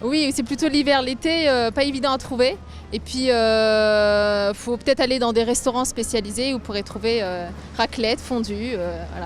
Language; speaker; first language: French; native; French